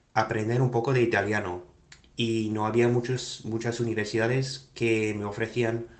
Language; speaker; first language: Spanish; non-native, fluent; English